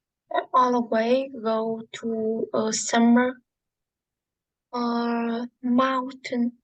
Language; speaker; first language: English; non-native, learner; Vietnamese